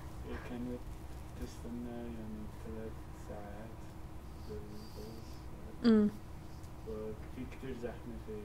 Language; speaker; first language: Arabic; non-native, learner; English